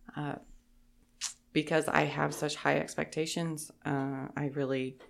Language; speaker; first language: English; native; English